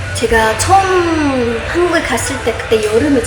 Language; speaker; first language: Korean; non-native, fluent; Indonesian